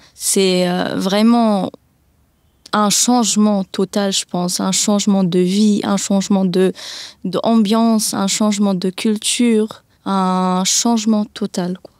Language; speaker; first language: French; early bilingual, other home language; Persian